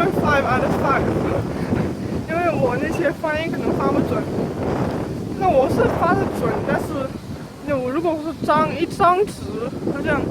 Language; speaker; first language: Chinese; early bilingual, heritage; Chinese